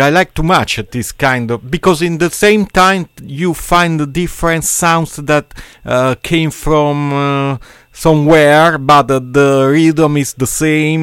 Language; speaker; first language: English; non-native, learner; Italian